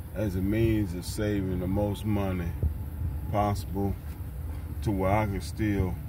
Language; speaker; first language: English; native; English